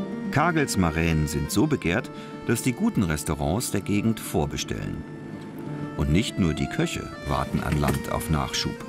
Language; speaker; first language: German; native; German